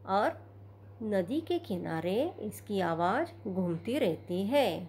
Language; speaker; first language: Hindi; non-native, local second language; Marathi